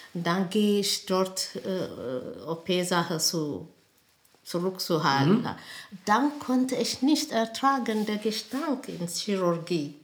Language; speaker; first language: German; non-native, learner; Amharic